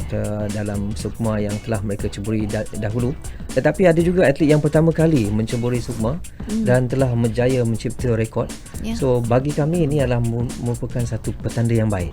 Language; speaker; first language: Malay; native; Malay